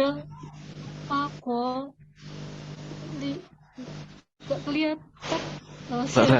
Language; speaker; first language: Chinese; non-native, learner; Indonesian